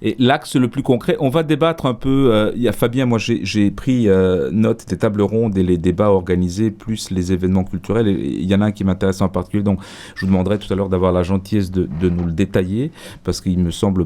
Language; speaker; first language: French; native; French